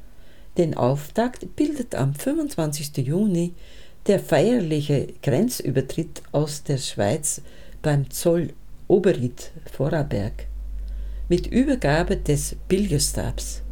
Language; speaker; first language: German; native; German